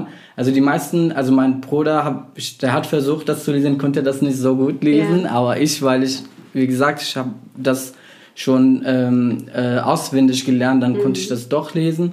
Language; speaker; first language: German; non-native, fluent; Arabic